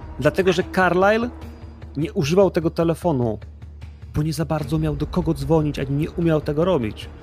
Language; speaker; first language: Polish; native; Polish